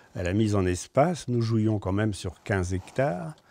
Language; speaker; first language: French; native; French